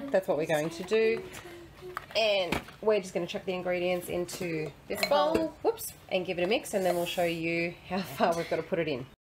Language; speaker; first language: English; native; English